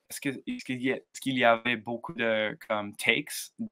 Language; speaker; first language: French; non-native, learner; English